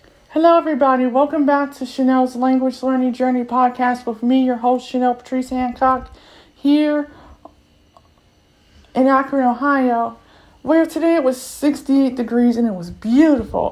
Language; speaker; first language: English; native; English